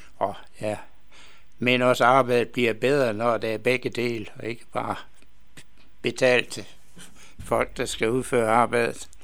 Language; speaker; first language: Danish; native; Danish